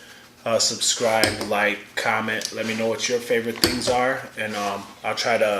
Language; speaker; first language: English; native; English